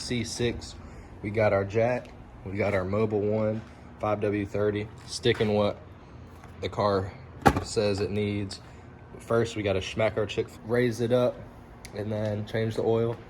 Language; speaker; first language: English; native; English